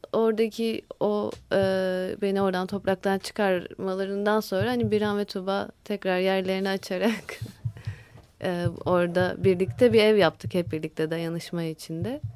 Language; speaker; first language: Turkish; native; Turkish